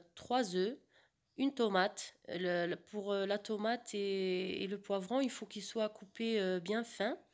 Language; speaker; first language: French; non-native, local second language; Arabic